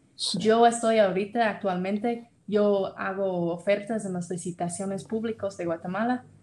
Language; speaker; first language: Spanish; non-native, fluent; English